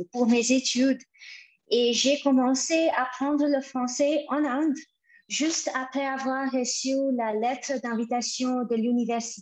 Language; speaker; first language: French; non-native, fluent; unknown